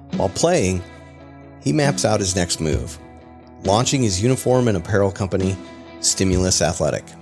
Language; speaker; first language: English; native; English